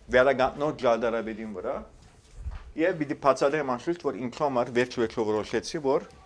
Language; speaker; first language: Armenian; early bilingual, heritage; Armenian